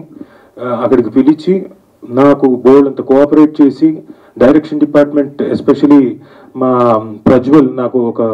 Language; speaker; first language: Telugu; native; Telugu